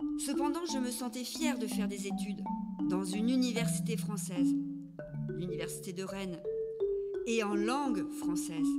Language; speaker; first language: French; native; French